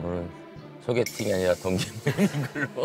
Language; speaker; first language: Korean; native; Korean